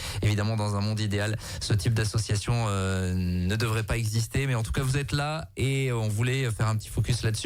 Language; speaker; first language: French; native; French